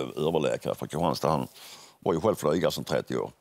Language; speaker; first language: Swedish; native; Swedish